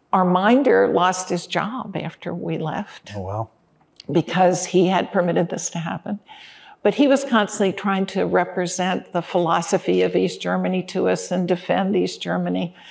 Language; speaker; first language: English; native; English